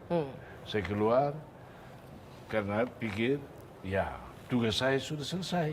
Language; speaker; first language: Indonesian; non-native, fluent; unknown